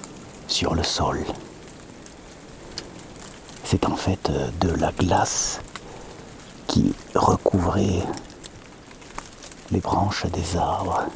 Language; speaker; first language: French; native; French